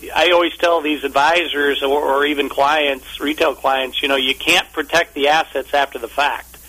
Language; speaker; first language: English; native; English